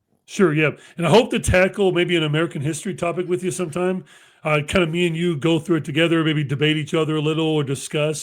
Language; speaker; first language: English; native; English